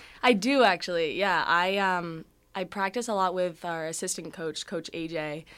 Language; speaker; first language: English; native; English